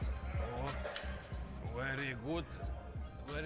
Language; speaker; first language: English; non-native, learner; Russian